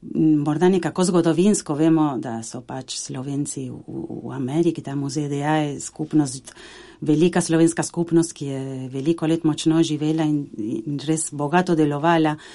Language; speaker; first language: Slovenian; early bilingual, heritage; Slovenian